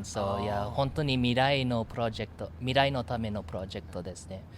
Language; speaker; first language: Japanese; non-native, learner; English